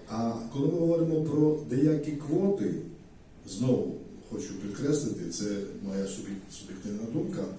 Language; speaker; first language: Ukrainian; non-native, fluent; Georgian